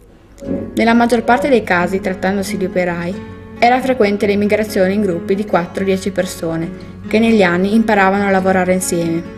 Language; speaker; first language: Italian; native; Italian